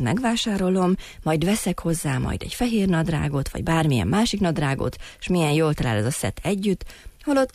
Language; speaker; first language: Hungarian; native; Hungarian